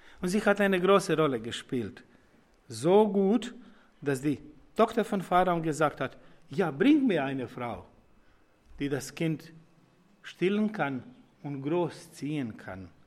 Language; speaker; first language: German; non-native, learner; Croatian